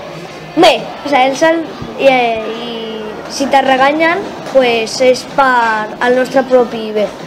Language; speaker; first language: Catalan; non-native, local second language; Spanish